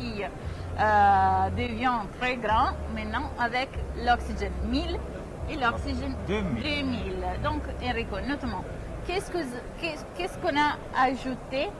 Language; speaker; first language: French; non-native, fluent; Italian